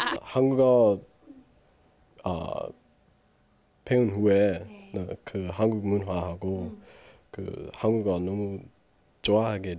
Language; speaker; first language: Korean; non-native, learner; English